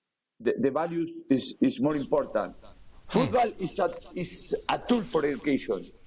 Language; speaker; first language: English; non-native, learner; Spanish